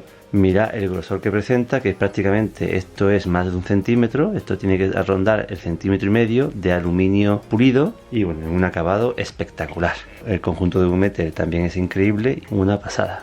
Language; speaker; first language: Spanish; native; Spanish